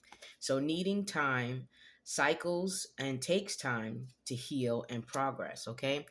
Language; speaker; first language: English; native; English